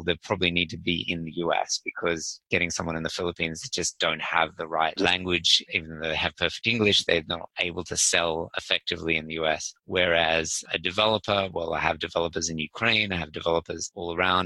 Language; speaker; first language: English; native; English